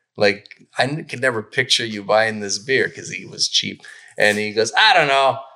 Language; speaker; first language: English; native; English